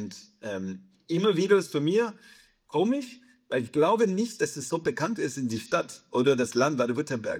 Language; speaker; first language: German; non-native, fluent; English